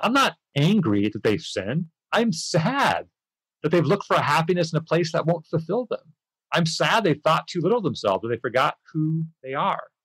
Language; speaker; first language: English; native; English